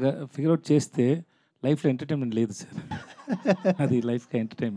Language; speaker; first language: Telugu; non-native, learner; Tamil